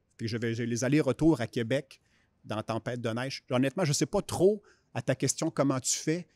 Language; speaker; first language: French; native; French